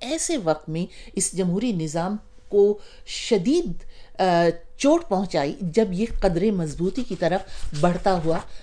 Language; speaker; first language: Urdu; native; Urdu